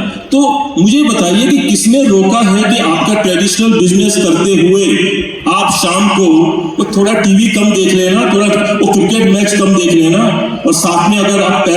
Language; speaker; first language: Hindi; native; Hindi